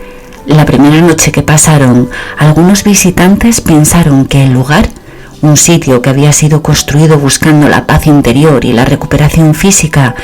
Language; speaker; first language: Spanish; native; Spanish